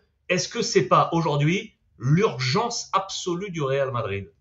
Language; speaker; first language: French; native; French